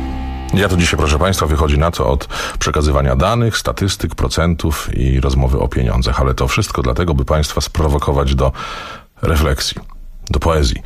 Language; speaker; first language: Polish; native; Polish